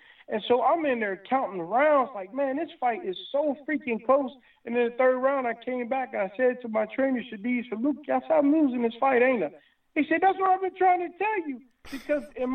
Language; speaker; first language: English; native; English